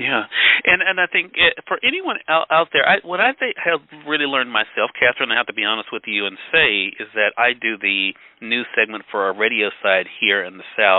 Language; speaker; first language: English; native; English